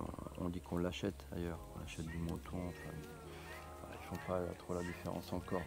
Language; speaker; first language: French; native; French